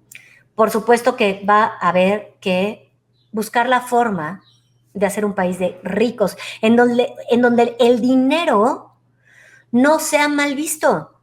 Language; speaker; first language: Spanish; native; Spanish